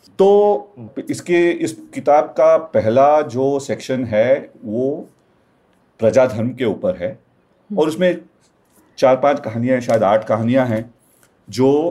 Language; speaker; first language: Hindi; non-native, local second language; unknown